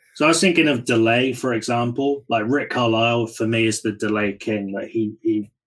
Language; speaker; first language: English; native; English